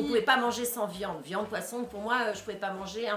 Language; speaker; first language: French; native; French